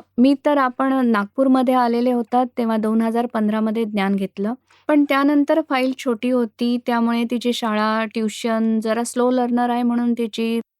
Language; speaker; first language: Marathi; non-native, local second language; Gujarati